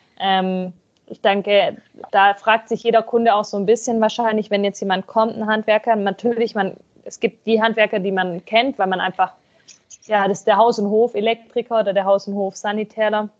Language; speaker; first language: German; native; German